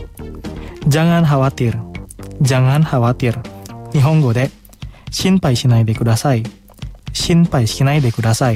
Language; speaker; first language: Japanese; non-native, fluent; Indonesian